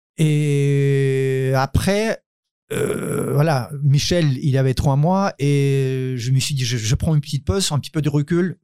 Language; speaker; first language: French; non-native, fluent; Ukrainian